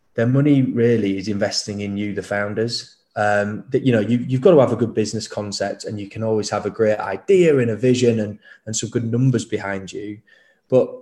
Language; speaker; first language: English; native; English